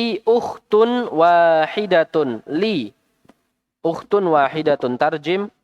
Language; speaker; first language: Arabic; non-native, fluent; Indonesian